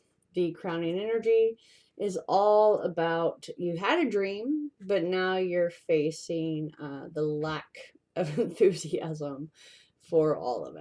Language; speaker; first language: English; native; English